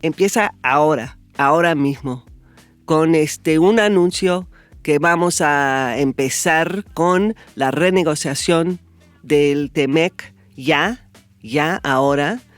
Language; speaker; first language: Spanish; non-native, fluent; English